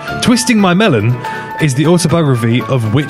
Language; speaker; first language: English; native; English